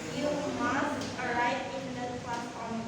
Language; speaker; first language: English; non-native, learner; Indonesian